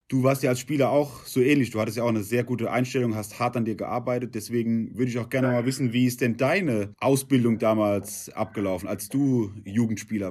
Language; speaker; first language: German; native; German